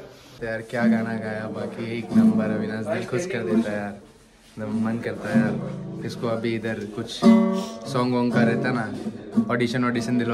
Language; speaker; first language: Hindi; native; Hindi